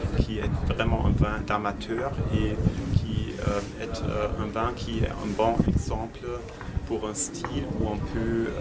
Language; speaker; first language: French; non-native, fluent; German